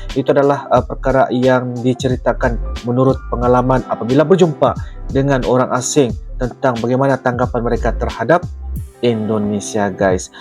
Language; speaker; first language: Malay; native; Malay